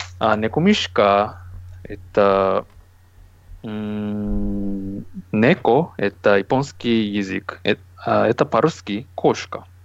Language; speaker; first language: Russian; non-native, learner; Japanese